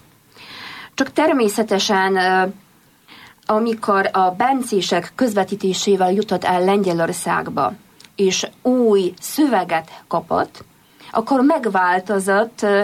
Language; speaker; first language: Hungarian; non-native, fluent; Polish